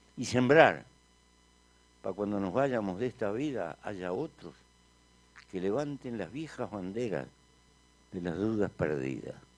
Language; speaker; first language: Spanish; native; Spanish